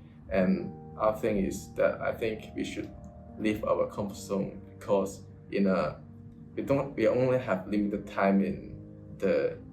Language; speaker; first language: English; non-native, local second language; Cantonese